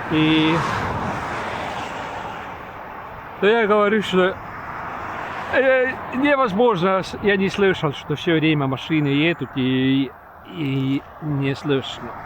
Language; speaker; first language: Russian; non-native, local second language; Estonian